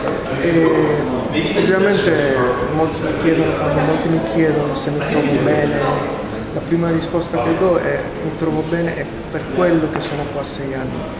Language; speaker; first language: Italian; non-native, fluent; Bangla